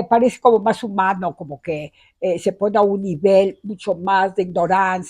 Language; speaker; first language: Spanish; native; Spanish